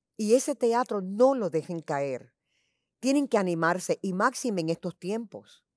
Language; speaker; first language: Spanish; early bilingual, heritage; Spanish